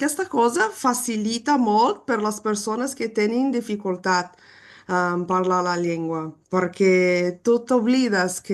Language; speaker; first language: Catalan; non-native, fluent; Portuguese